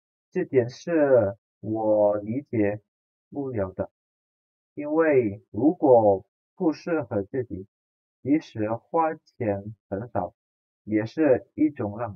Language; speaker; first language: Chinese; non-native, fluent; Indonesian